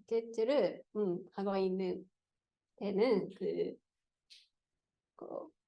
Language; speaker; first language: Korean; non-native, learner; Japanese